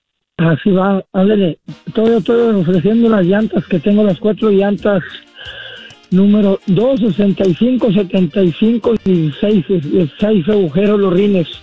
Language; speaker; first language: Spanish; native; Spanish